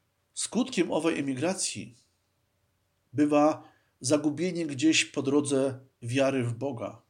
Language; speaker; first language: Polish; native; Polish